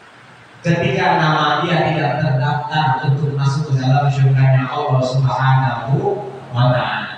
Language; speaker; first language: Indonesian; native; Indonesian